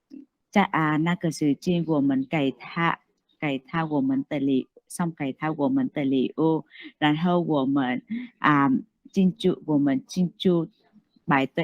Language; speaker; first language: Chinese; non-native, learner; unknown